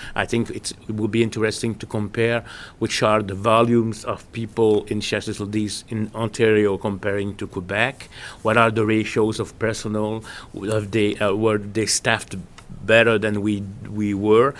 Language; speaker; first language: English; non-native, fluent; French